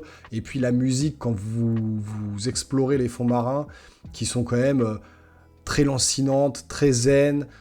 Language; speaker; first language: French; native; French